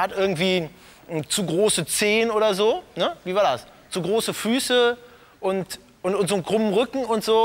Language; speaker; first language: German; native; German